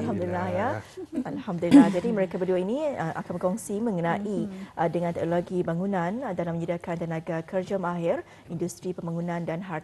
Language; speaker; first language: Malay; native; Malay